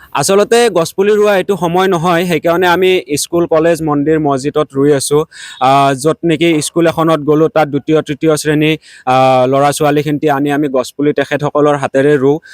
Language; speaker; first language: Assamese; native; Assamese